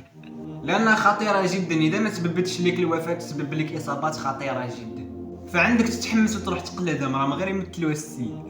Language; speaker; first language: Arabic; native; Arabic